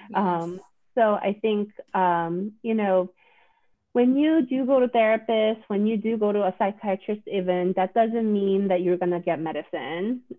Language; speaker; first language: English; non-native, fluent; Korean